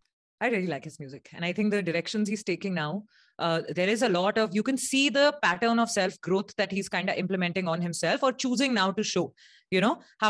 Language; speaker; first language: English; non-native, local second language; Hindi